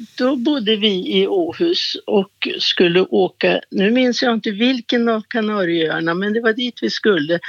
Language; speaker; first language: Swedish; native; Swedish